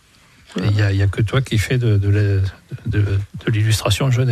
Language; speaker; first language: French; native; French